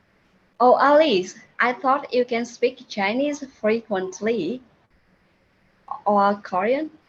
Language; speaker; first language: English; non-native, learner; Vietnamese